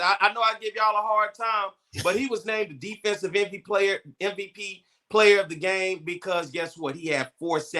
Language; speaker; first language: English; native; English